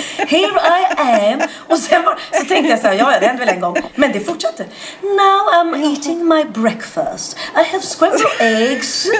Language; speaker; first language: Swedish; native; Swedish